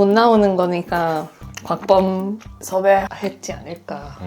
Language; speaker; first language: Korean; non-native, fluent; Swedish